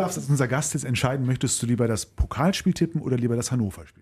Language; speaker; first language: German; native; German